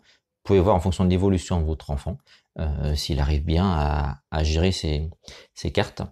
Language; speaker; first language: French; native; French